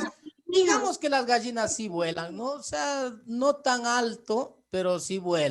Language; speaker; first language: Spanish; native; Spanish